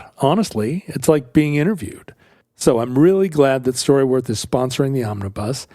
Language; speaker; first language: English; native; English